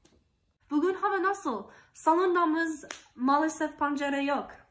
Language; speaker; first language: Turkish; non-native, learner; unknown